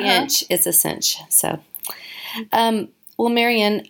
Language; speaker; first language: English; native; English